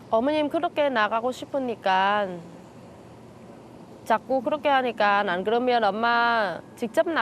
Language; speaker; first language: Korean; non-native, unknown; Vietnamese